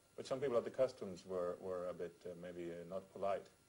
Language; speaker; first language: English; non-native, fluent; Swedish